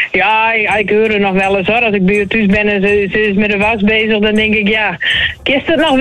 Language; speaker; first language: Dutch; native; Dutch